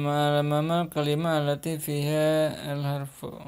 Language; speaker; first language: Arabic; non-native, fluent; Indonesian